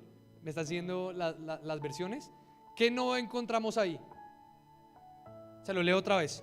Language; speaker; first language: Spanish; native; Spanish